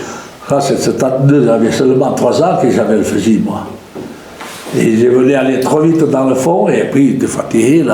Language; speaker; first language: French; non-native, local second language; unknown